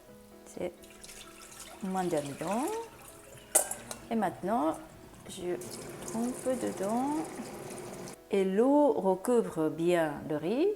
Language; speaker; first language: French; non-native, learner; Japanese